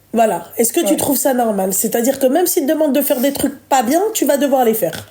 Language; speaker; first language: French; native; French